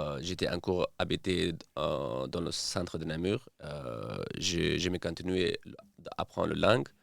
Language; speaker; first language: French; non-native, learner; Persian